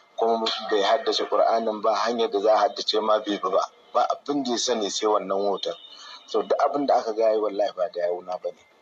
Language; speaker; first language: Hausa; native; Hausa